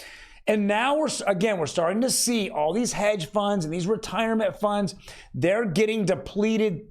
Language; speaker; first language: English; native; English